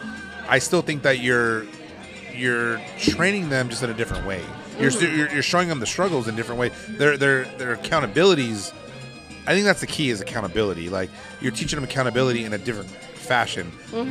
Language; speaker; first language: English; native; English